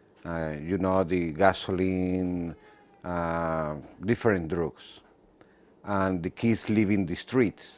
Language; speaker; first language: English; non-native, learner; Spanish